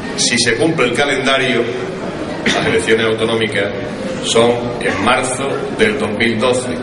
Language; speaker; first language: Spanish; native; Spanish